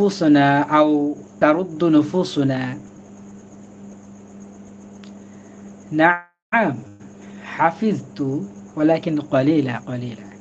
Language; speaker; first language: Arabic; non-native, fluent; Bangla